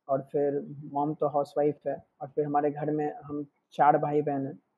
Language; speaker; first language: Hindi; native; Hindi